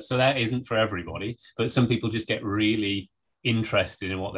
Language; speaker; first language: English; native; English